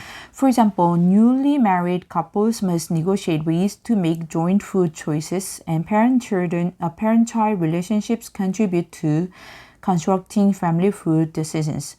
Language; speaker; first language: English; non-native, fluent; Korean